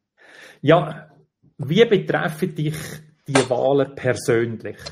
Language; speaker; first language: German; native; German